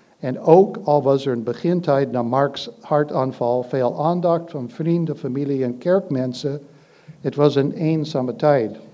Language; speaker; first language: Dutch; non-native, fluent; English